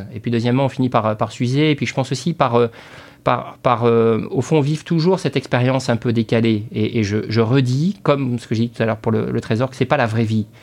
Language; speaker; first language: French; native; French